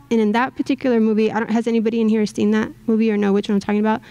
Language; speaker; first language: English; native; English